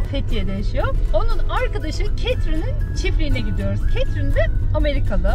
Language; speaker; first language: Turkish; native; Turkish